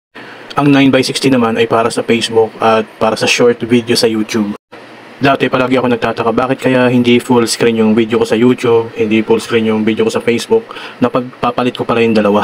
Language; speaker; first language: Filipino; native; Filipino